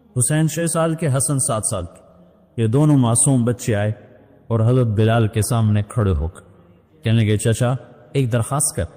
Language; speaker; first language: Urdu; non-native, local second language; Punjabi